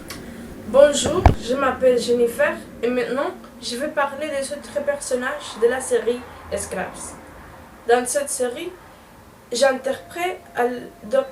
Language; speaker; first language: French; non-native, learner; Spanish